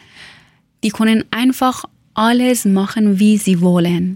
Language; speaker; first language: German; non-native, learner; Persian